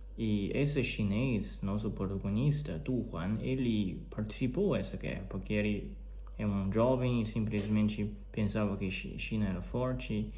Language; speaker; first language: Portuguese; non-native, learner; Chinese